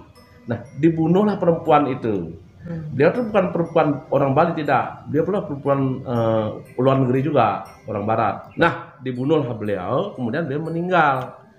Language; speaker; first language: Indonesian; non-native, local second language; Balinese